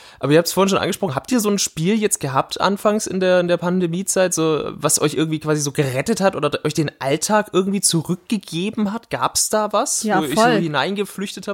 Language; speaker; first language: German; native; German